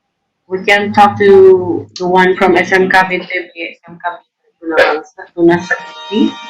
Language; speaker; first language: English; non-native, fluent; Indonesian